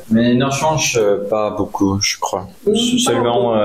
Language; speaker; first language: French; non-native, learner; Spanish